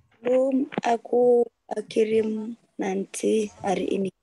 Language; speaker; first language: Indonesian; non-native, learner; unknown